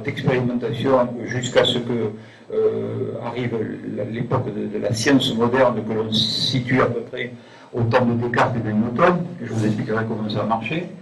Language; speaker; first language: French; native; French